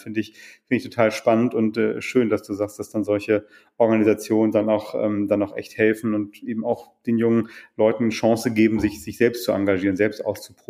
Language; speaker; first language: German; native; German